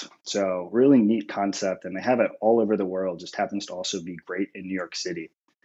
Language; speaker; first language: English; native; English